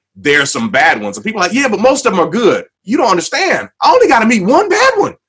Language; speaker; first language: English; native; English